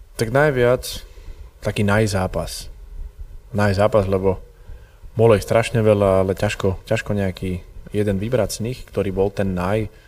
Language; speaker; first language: Slovak; native; Slovak